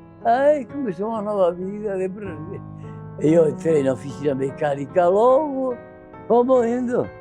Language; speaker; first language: Portuguese; non-native, fluent; Italian